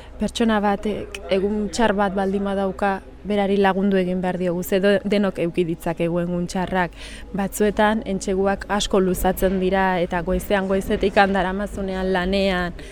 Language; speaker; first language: Basque; early bilingual, other home language; Sidamo